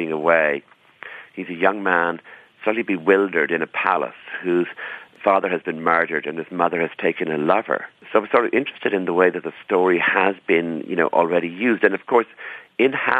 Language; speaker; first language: English; native; English